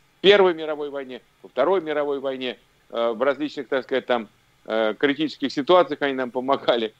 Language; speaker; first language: Russian; native; Russian